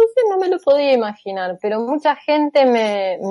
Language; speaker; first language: Spanish; native; Spanish